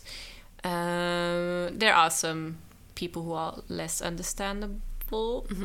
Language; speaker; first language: English; non-native, fluent; Dutch